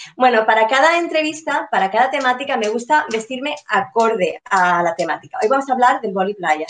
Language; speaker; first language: Spanish; native; Spanish